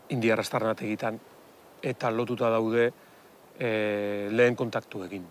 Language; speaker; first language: Basque; native; Basque